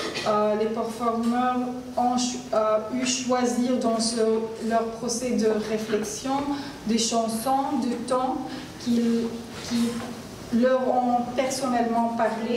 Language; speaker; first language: French; non-native, learner; Arabic